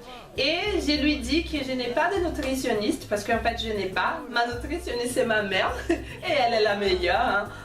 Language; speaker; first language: French; non-native, fluent; Portuguese